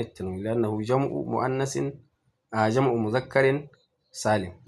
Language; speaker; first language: Arabic; non-native, fluent; Hausa